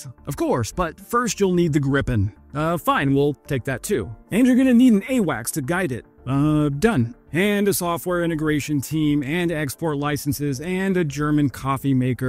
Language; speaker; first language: English; native; English